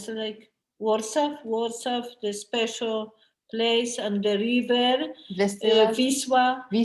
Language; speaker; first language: English; non-native, learner; Polish